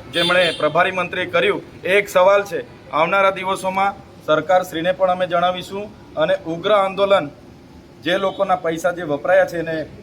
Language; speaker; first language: Gujarati; non-native, local second language; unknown